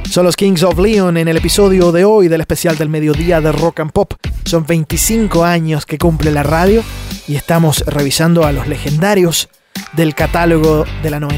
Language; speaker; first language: Spanish; native; Spanish